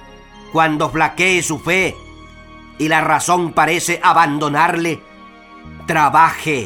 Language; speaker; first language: Spanish; native; Spanish